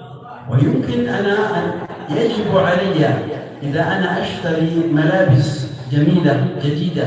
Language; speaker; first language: Arabic; non-native, fluent; Indonesian